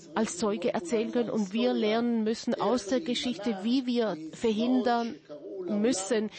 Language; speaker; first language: German; non-native, fluent; Hebrew